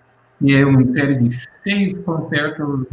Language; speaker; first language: Portuguese; non-native, fluent; English